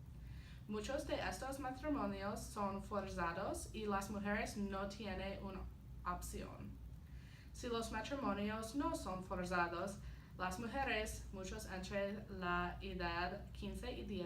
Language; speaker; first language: Spanish; non-native, learner; English